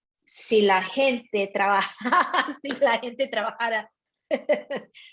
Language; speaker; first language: Spanish; early bilingual, heritage; Spanish